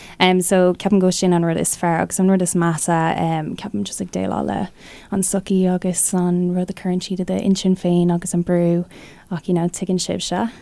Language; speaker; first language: Irish; non-native, local second language; English